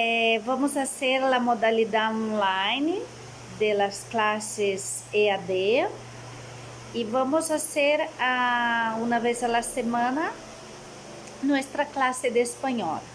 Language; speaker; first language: Spanish; non-native, fluent; Portuguese